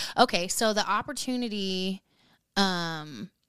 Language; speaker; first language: English; native; English